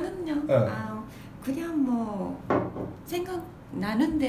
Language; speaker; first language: Korean; non-native, fluent; Japanese